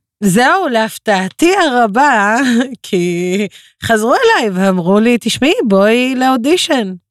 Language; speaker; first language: Hebrew; non-native, local second language; Arabic